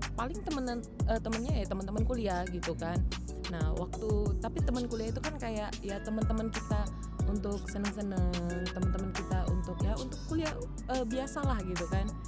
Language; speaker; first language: Indonesian; native; Indonesian